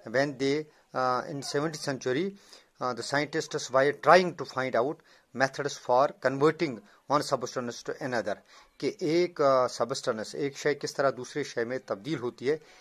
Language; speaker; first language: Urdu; non-native, local second language; Kashmiri